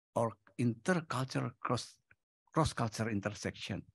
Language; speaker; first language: English; non-native, fluent; Indonesian